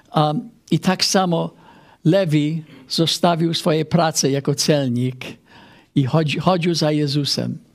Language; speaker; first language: Polish; non-native, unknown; English